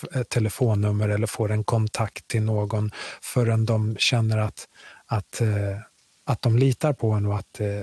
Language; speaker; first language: Swedish; native; Swedish